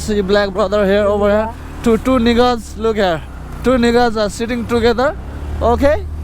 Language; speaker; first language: English; non-native, learner; Nepali